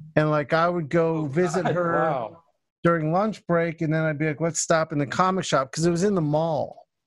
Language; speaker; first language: English; native; English